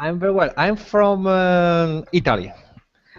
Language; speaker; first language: English; non-native, learner; Italian